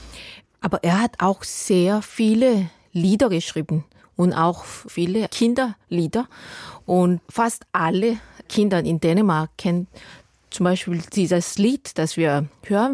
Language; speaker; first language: German; non-native, fluent; Korean